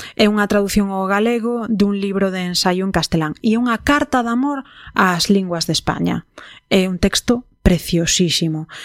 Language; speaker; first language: Galician; non-native, local second language; Spanish